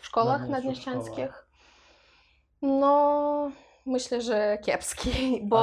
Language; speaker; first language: Polish; non-native, learner; Russian